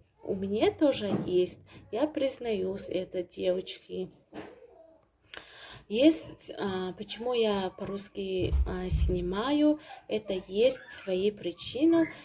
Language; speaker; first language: Russian; non-native, learner; Tajik